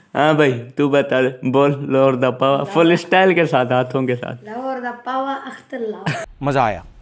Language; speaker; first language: Urdu; non-native, local second language; Punjabi